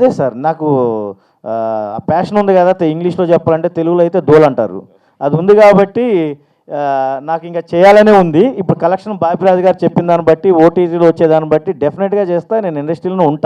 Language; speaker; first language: Telugu; native; Telugu